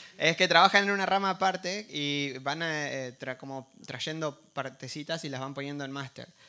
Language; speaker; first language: Spanish; native; Spanish